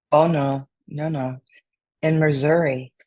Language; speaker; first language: Spanish; non-native, learner; English